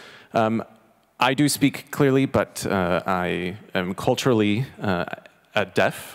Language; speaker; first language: English; non-native, fluent; Chinese